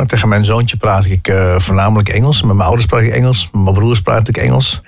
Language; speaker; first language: Dutch; early bilingual, other home language; English